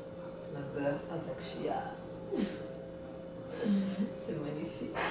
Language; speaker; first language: French; non-native, learner; Portuguese